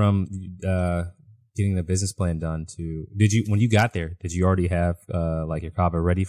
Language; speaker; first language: English; native; English